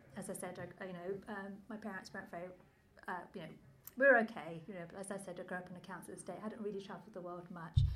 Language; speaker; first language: English; native; English